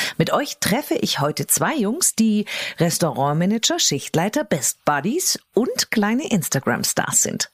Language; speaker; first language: German; native; German